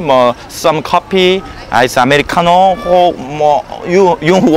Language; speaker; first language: English; non-native, learner; Korean